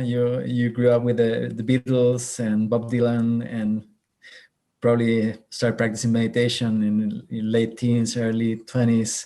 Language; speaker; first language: English; non-native, fluent; Spanish